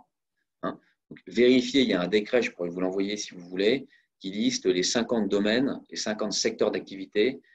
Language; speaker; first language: French; native; French